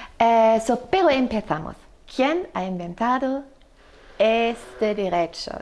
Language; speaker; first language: Spanish; non-native, fluent; German